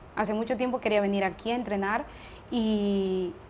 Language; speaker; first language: Spanish; native; Spanish